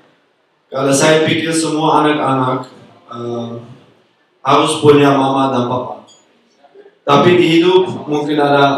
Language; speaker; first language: Indonesian; non-native, learner; Dutch